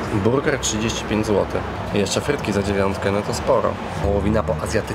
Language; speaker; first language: Polish; native; Polish